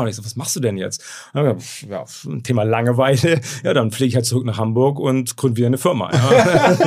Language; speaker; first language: German; native; German